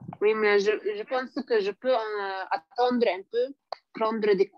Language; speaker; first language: French; non-native, learner; Arabic